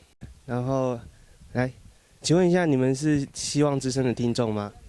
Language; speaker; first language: Chinese; native; Chinese